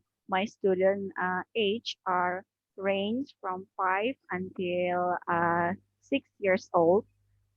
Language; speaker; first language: English; non-native, learner; Indonesian